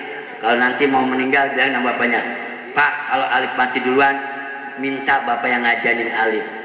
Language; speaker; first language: Indonesian; non-native, local second language; Sundanese